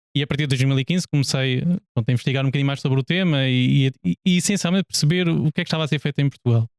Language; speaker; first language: Portuguese; native; Portuguese